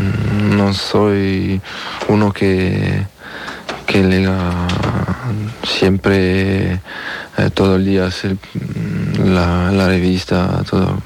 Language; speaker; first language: Spanish; non-native, learner; French